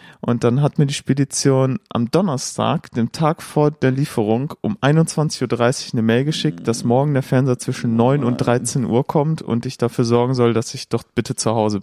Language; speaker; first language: German; native; German